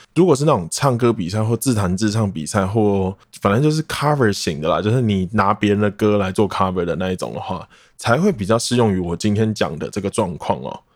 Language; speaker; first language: Chinese; non-native, local second language; Min Nan Chinese